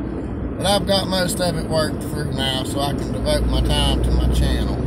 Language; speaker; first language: English; native; English